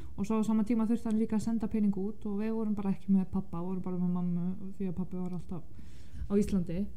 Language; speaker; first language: Icelandic; early bilingual, other home language; Polish